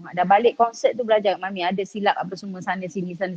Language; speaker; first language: Malay; native; Malay